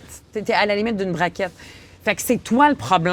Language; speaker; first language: French; native; French